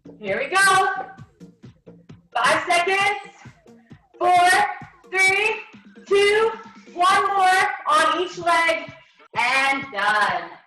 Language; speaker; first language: English; native; English